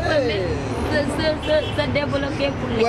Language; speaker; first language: French; non-native, learner; Wolof